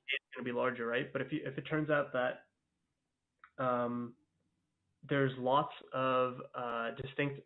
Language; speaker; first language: English; native; English